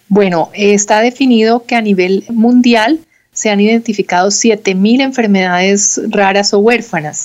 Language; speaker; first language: Spanish; native; Spanish